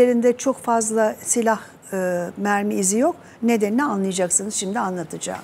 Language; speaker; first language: Turkish; native; Turkish